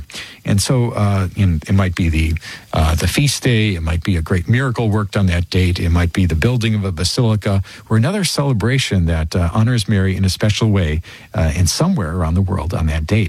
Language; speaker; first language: English; native; English